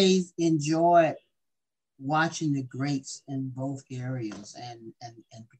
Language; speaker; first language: English; native; English